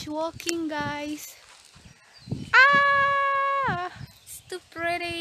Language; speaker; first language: English; non-native, learner; Indonesian